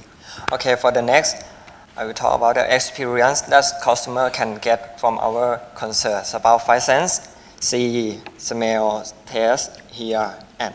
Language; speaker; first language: English; non-native, learner; Thai